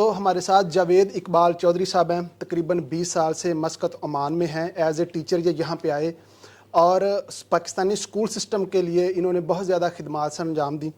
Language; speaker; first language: Urdu; non-native, local second language; Punjabi